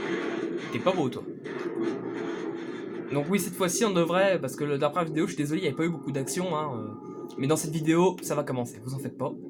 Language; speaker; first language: French; native; French